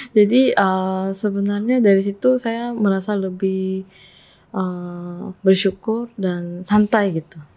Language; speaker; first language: Indonesian; non-native, fluent; Korean